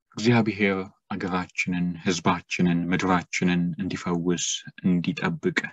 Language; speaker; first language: Amharic; non-native, local second language; Sidamo